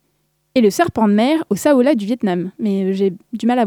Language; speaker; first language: French; native; French